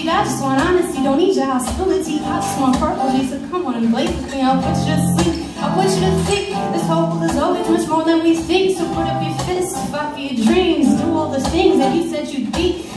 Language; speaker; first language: English; native; English